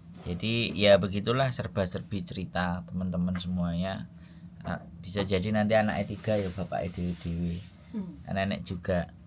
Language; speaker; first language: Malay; non-native, local second language; Javanese